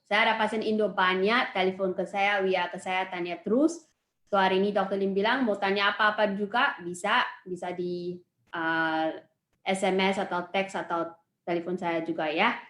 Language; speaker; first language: Indonesian; non-native, fluent; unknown